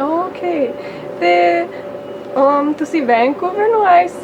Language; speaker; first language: Punjabi; early bilingual, heritage; Punjabi